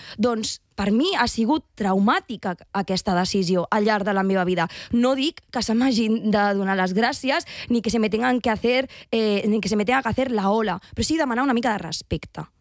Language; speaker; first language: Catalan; non-native, local second language; Spanish